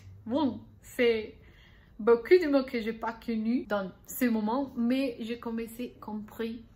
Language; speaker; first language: French; non-native, learner; Spanish